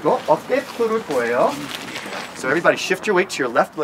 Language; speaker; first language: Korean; non-native, learner; English